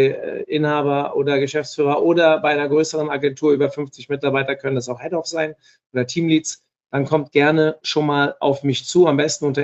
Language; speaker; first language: German; native; German